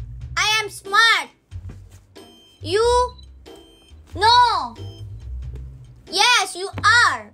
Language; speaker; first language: English; non-native, learner; Indonesian